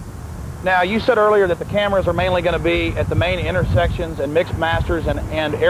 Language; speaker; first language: English; native; English